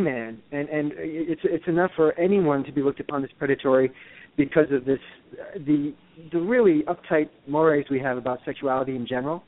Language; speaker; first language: English; native; English